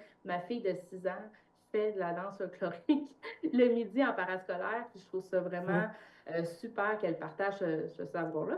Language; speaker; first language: French; native; French